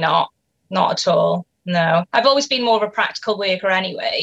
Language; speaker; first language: English; native; English